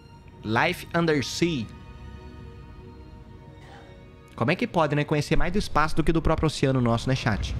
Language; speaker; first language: Portuguese; native; Portuguese